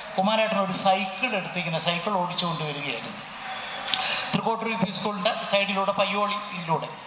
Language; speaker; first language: Malayalam; native; Malayalam